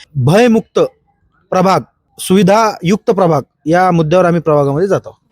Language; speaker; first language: Marathi; native; Marathi